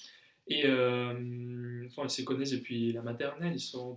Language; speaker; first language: French; non-native, fluent; Spanish